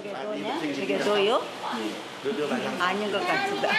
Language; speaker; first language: Korean; native; Korean